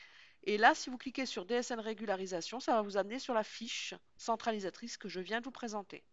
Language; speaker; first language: French; native; French